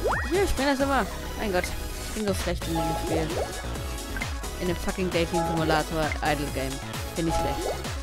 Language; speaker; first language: German; native; German